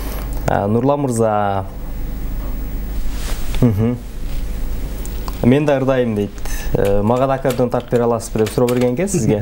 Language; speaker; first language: Kyrgyz; native; Kyrgyz